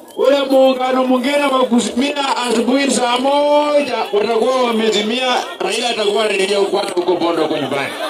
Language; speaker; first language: Swahili; non-native, local second language; Luyia